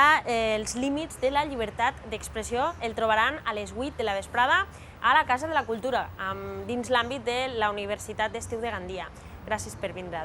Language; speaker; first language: Catalan; native; Catalan